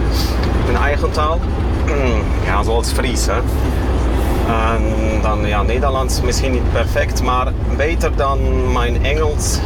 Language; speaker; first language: Dutch; non-native, fluent; Kashubian